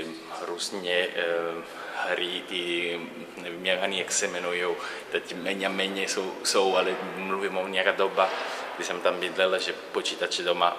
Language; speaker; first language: Czech; non-native, learner; Italian